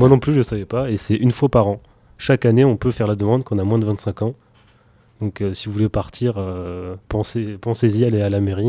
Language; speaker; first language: French; native; French